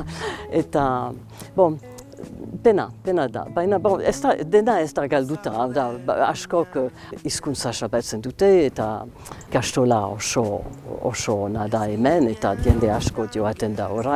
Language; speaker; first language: Basque; non-native, local second language; English